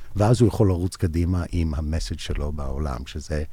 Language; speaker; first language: Hebrew; non-native, fluent; English